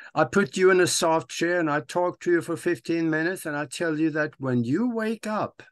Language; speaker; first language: English; non-native, fluent; Norwegian